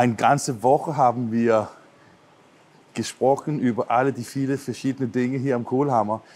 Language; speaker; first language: German; non-native, fluent; Danish